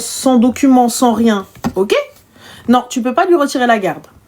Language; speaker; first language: French; early bilingual, other home language; Arabic